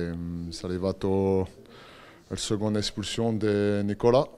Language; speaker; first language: Italian; non-native, learner; French